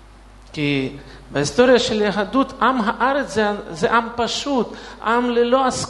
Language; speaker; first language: Hebrew; non-native, fluent; Russian